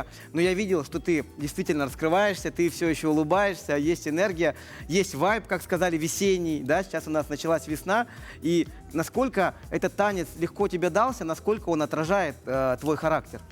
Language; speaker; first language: Russian; native; Russian